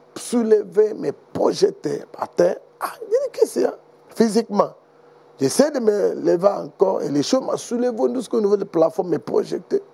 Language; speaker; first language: French; non-native, learner; Igbo